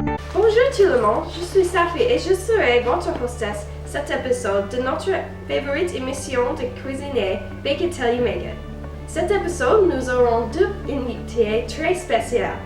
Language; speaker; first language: French; non-native, learner; English